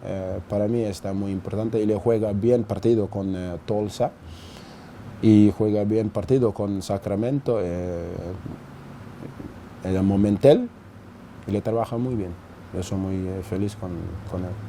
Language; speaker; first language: Spanish; non-native, learner; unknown